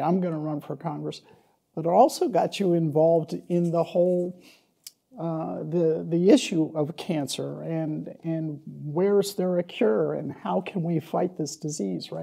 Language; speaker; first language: English; native; English